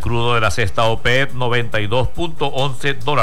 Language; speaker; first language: Spanish; native; Spanish